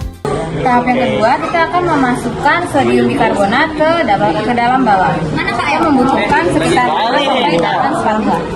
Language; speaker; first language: Indonesian; native; Indonesian